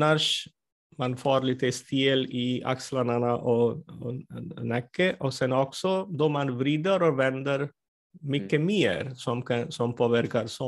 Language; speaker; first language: Swedish; non-native, fluent; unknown